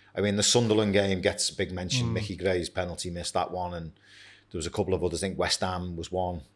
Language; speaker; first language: English; native; English